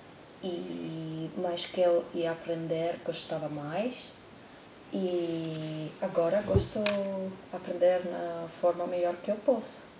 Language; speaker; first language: Portuguese; non-native, learner; Italian